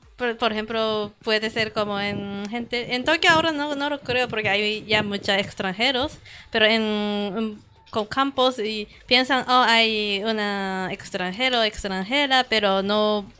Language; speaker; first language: Spanish; non-native, fluent; Japanese